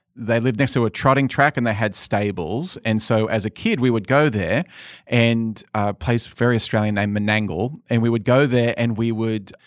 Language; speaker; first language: English; native; English